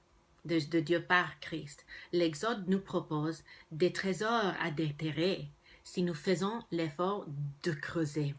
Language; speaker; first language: French; non-native, fluent; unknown